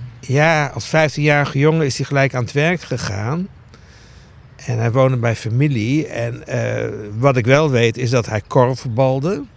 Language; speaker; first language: Dutch; early bilingual, other home language; Greek